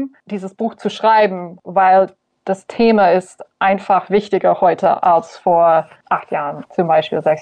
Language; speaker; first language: German; non-native, fluent; English